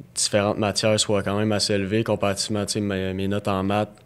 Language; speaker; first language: French; native; French